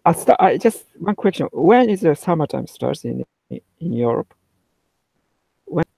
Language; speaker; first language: English; non-native, learner; Japanese